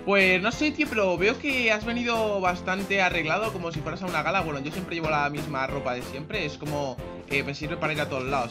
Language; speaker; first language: Spanish; native; Spanish